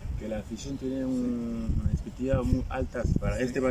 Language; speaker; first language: Spanish; non-native, fluent; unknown